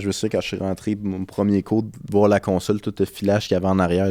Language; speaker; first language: French; native; French